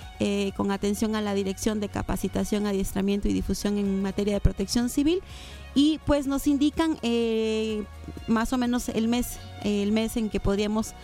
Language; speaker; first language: Spanish; native; Spanish